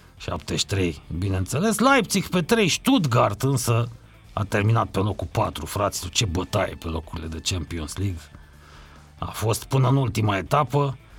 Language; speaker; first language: Romanian; native; Romanian